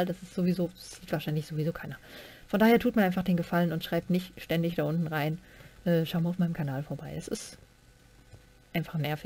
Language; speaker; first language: German; native; German